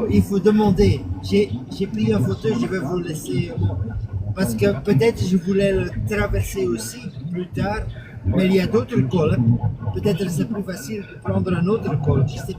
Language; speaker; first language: French; non-native, fluent; Dutch